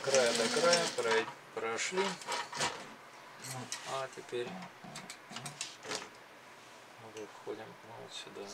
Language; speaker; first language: Russian; native; Russian